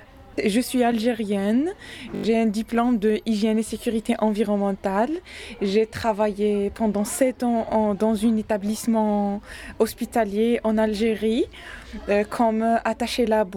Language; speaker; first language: French; non-native, learner; Arabic